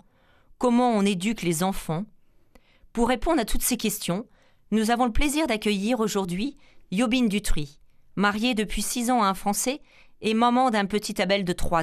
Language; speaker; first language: French; native; French